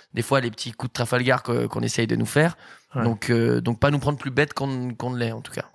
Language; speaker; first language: French; native; French